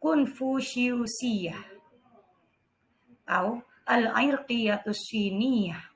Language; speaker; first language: Arabic; non-native, fluent; Indonesian